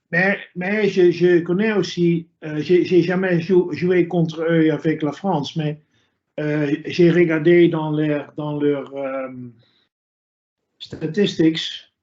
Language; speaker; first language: French; non-native, fluent; Dutch